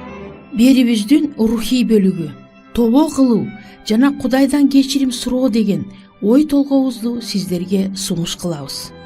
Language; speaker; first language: Kyrgyz; native; Kyrgyz